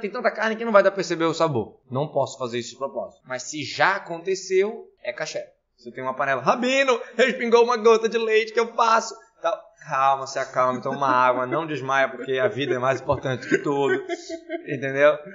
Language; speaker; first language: Portuguese; native; Portuguese